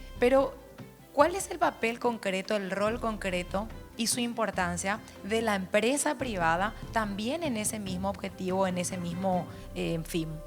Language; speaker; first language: Spanish; native; Spanish